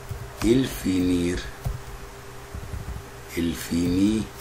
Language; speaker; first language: French; non-native, fluent; Arabic